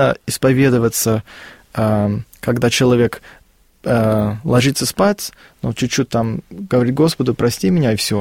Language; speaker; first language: Russian; non-native, fluent; Afrikaans